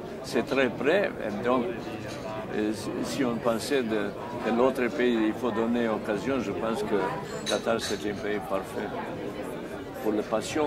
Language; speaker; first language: French; non-native, fluent; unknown